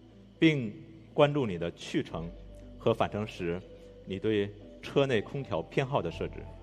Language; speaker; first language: Chinese; native; Chinese